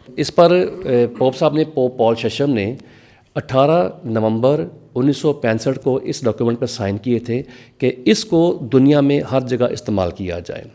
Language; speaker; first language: Urdu; non-native, local second language; Punjabi